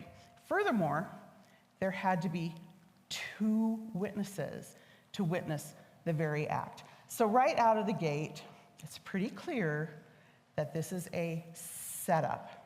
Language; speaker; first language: English; native; English